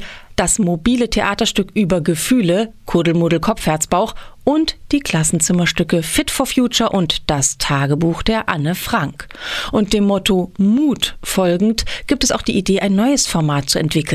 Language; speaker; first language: German; native; German